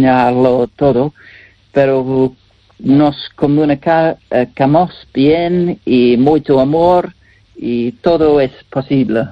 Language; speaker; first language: Spanish; non-native, learner; English